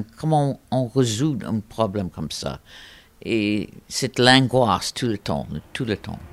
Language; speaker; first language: French; non-native, fluent; English